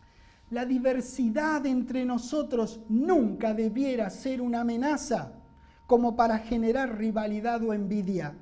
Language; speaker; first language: Spanish; native; Spanish